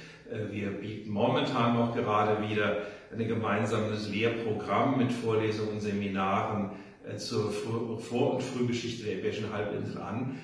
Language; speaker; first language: German; native; German